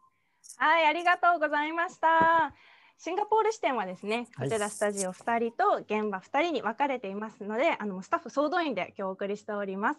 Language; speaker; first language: Japanese; native; Japanese